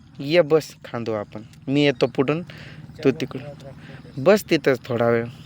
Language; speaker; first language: Marathi; non-native, local second language; Lambadi